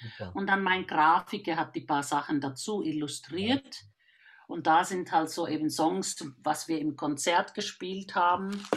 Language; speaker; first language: German; non-native, fluent; Finnish